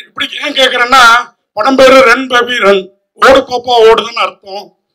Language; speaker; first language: Tamil; native; Tamil